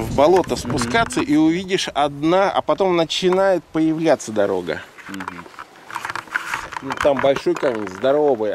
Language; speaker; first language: Russian; native; Russian